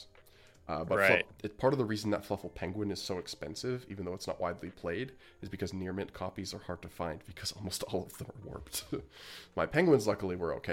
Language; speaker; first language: English; native; English